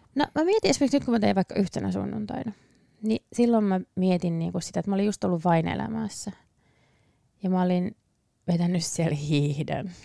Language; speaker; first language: Finnish; early bilingual, other home language; English